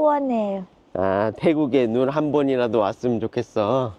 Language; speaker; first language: Korean; native; Korean